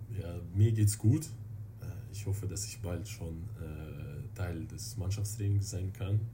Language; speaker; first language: German; non-native, fluent; Russian